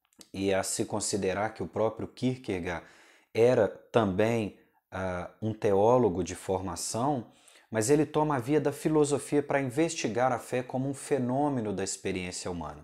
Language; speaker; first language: Portuguese; native; Portuguese